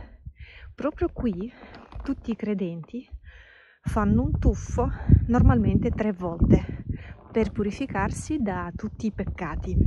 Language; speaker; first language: Italian; non-native, fluent; Russian